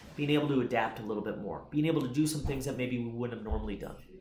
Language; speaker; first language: English; native; English